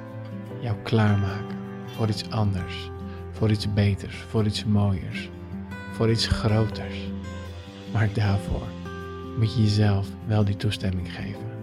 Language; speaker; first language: Dutch; native; Dutch